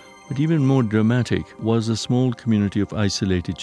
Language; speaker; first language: English; non-native, local second language; Punjabi